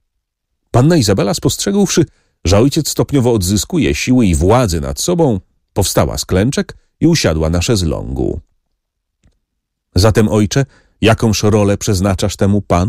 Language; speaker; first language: Polish; native; Polish